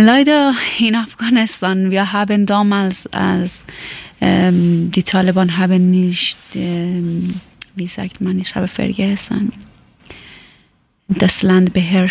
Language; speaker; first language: German; non-native, learner; Persian